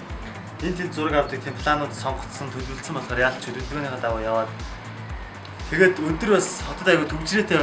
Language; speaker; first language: Mongolian; native; Mongolian